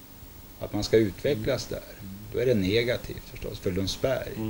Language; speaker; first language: Swedish; native; Swedish